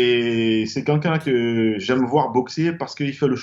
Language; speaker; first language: French; native; French